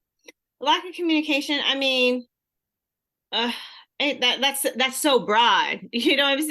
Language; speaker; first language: English; native; English